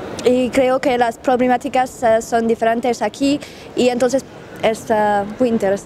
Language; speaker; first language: Spanish; non-native, learner; French